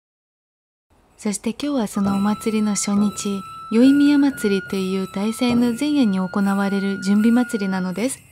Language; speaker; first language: Japanese; non-native, fluent; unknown